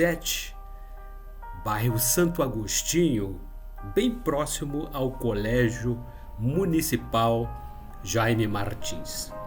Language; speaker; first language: Portuguese; native; Portuguese